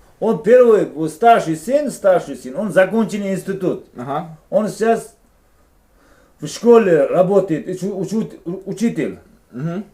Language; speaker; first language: Russian; non-native, local second language; Uzbek